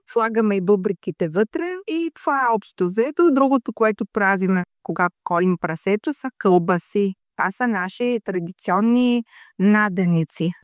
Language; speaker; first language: Bulgarian; native; Bulgarian